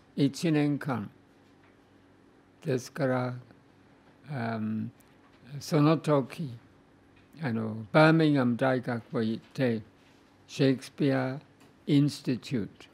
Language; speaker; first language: Japanese; non-native, fluent; English